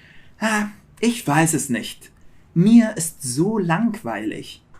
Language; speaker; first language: German; non-native, fluent; Portuguese